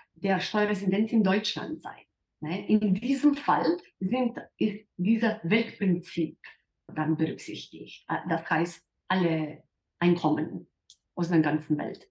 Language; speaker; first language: German; non-native, fluent; Slovenian